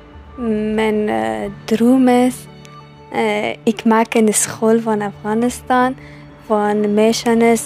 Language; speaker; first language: Dutch; non-native, learner; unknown